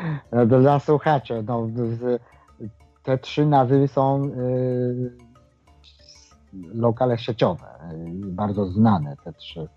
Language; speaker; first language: Polish; non-native, fluent; Japanese